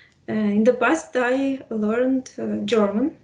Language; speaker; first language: English; non-native, fluent; Russian